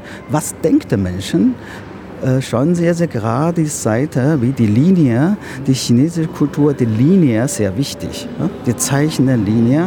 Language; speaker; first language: German; non-native, learner; Chinese